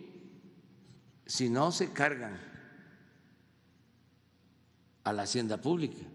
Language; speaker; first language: Spanish; native; Spanish